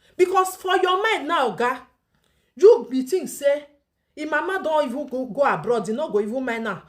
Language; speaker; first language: Nigerian Pidgin; native; Nigerian Pidgin